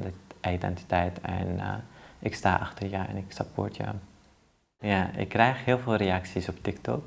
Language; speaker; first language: Dutch; early bilingual, other home language; Arabic